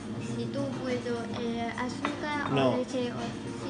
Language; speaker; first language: Spanish; non-native, learner; Vietnamese